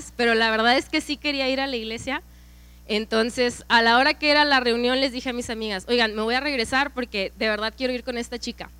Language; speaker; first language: Spanish; native; Spanish